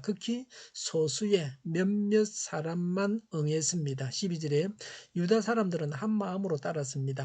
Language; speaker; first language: Korean; native; Korean